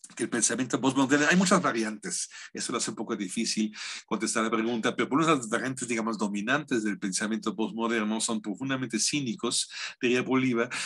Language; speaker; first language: Spanish; non-native, fluent; German